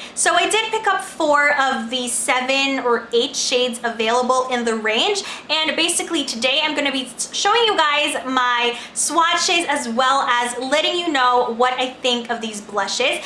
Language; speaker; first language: English; non-native, local second language; Filipino